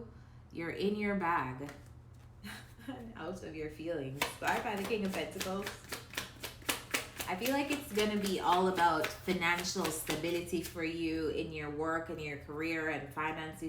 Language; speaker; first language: English; native; English